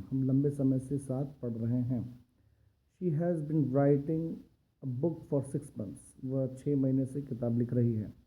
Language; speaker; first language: Hindi; native; Hindi